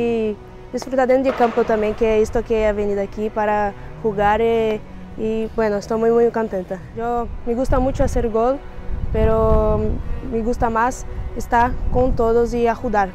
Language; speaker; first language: Spanish; non-native, fluent; Portuguese